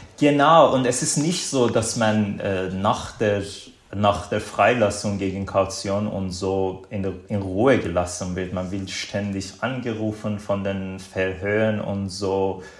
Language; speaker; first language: German; non-native, fluent; Azerbaijani